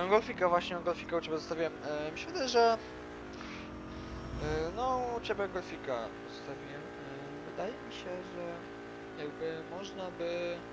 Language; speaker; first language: Polish; native; Polish